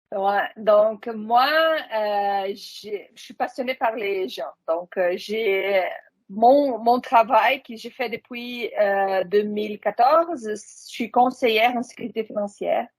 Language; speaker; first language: French; non-native, fluent; Portuguese